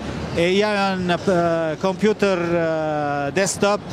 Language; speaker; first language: French; non-native, fluent; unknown